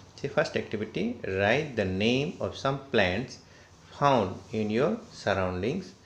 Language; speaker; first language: English; non-native, local second language; Assamese